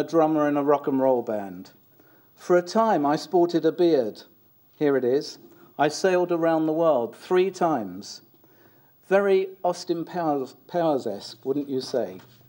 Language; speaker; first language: English; native; English